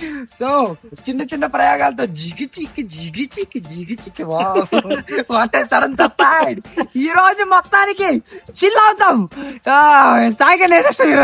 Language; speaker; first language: Telugu; native; Telugu